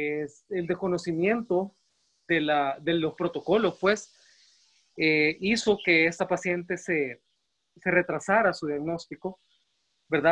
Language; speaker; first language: Spanish; native; Spanish